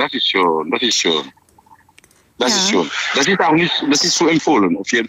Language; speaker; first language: German; non-native, fluent; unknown